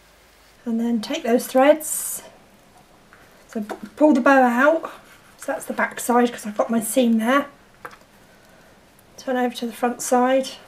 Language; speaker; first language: English; native; English